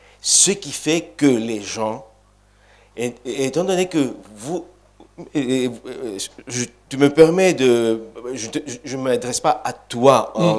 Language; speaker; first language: French; non-native, fluent; Greek